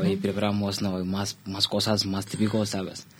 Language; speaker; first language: Spanish; non-native, learner; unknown